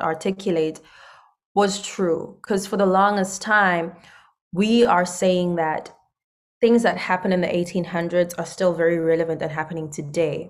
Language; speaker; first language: English; non-native, local second language; Zulu